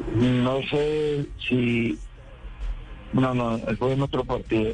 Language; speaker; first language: Spanish; native; Spanish